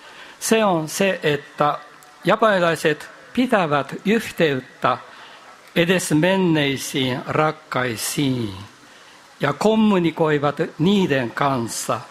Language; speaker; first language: Finnish; non-native, fluent; Japanese